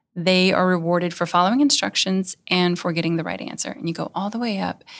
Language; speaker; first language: English; native; English